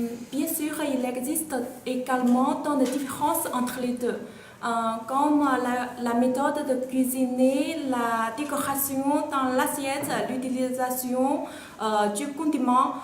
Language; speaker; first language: French; non-native, learner; Chinese